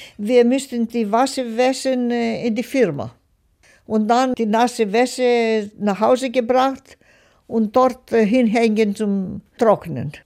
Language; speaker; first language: German; non-native, learner; Greek